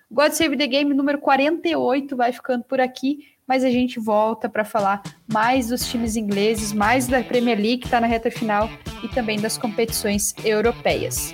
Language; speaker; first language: Portuguese; native; Portuguese